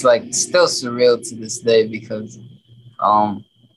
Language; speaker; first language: English; non-native, local second language; Filipino